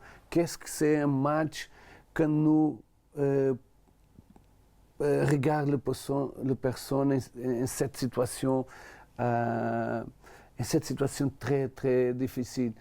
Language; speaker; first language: French; non-native, learner; Portuguese